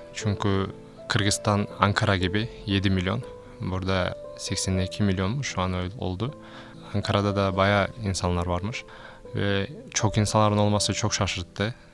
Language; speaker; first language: Turkish; non-native, learner; Kyrgyz